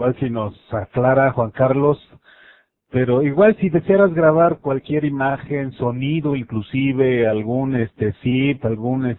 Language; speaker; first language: Spanish; native; Spanish